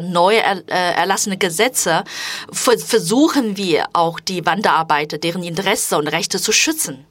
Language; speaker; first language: German; non-native, fluent; Chinese